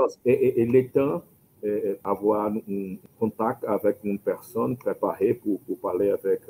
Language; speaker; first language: French; non-native, learner; Portuguese